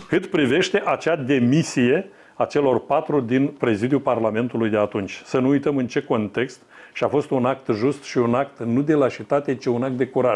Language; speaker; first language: Romanian; native; Romanian